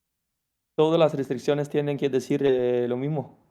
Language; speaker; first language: Spanish; non-native, fluent; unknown